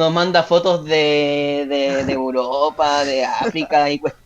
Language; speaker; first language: Spanish; native; Spanish